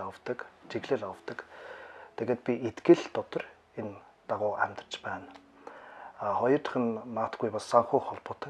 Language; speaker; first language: Mongolian; non-native, fluent; German